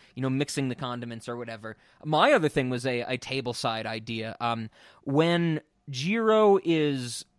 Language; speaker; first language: English; native; English